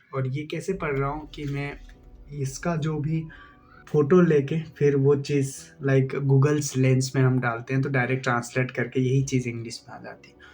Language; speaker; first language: Hindi; non-native, local second language; Assamese